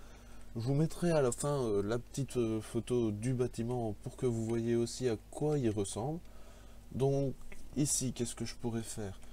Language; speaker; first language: French; native; French